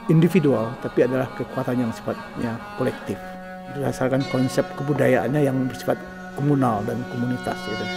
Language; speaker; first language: Indonesian; non-native, local second language; Minangkabau